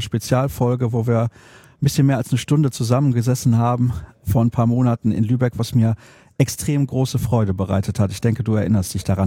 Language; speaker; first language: German; native; German